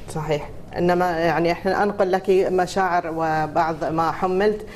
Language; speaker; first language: Arabic; native; Arabic